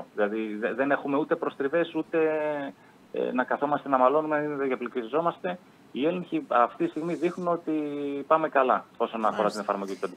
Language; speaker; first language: Greek; native; Greek